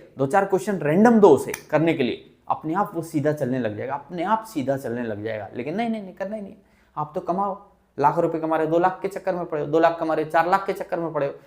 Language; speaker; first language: Hindi; native; Hindi